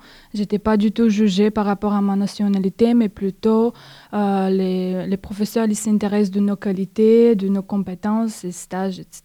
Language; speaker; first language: French; non-native, fluent; Bulgarian